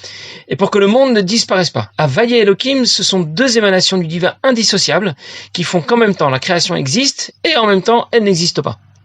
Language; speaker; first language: French; native; French